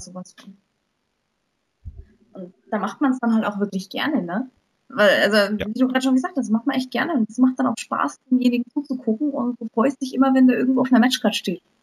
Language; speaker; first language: German; native; German